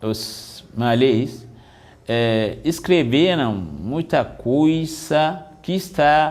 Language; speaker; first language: Portuguese; non-native, fluent; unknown